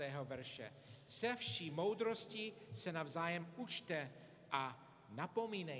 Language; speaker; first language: Czech; non-native, fluent; English